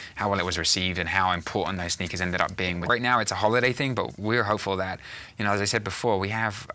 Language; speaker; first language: English; native; English